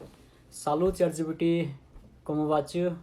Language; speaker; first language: French; non-native, learner; Nepali